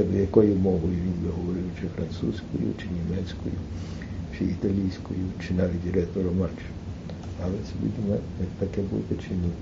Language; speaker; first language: Ukrainian; early bilingual, heritage; Ukrainian